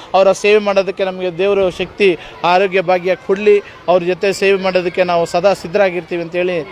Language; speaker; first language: Kannada; native; Kannada